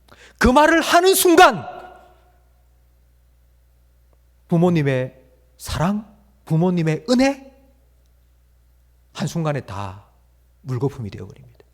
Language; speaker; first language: Korean; native; Korean